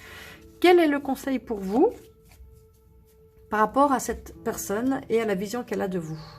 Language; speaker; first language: French; native; French